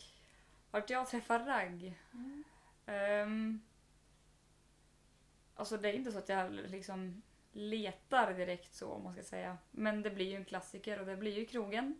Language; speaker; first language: Swedish; native; Swedish